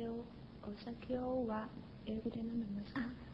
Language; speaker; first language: Japanese; non-native, learner; Chinese